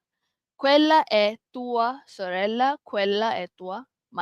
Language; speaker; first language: Italian; non-native, learner; Malay